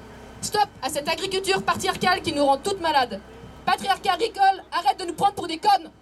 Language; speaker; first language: French; native; French